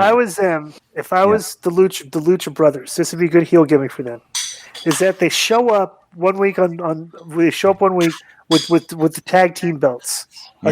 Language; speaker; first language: English; native; English